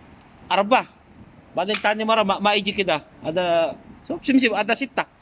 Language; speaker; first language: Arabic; non-native, learner; Filipino